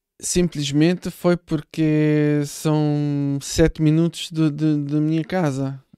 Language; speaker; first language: Portuguese; non-native, fluent; Hebrew